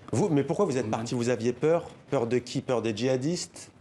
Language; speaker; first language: French; native; French